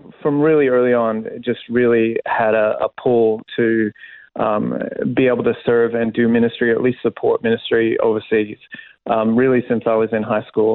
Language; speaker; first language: English; native; English